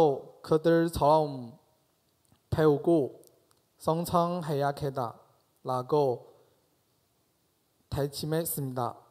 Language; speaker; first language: Korean; non-native, fluent; Chinese